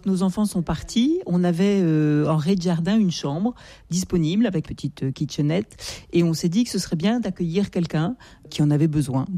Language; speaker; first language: French; native; French